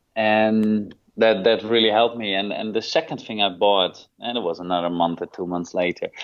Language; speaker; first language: English; non-native, fluent; Dutch